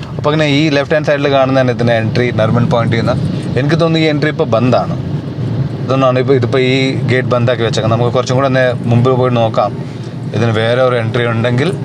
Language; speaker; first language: Malayalam; early bilingual, heritage; Malayalam